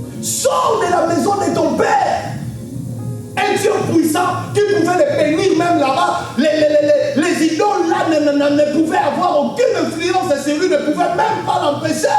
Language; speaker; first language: French; non-native, local second language; Lingala